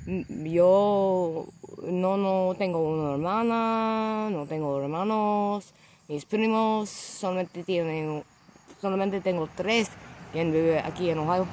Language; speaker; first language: Spanish; non-native, learner; English